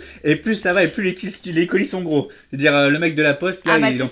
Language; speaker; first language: French; native; French